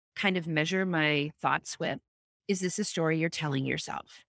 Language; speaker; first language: English; native; English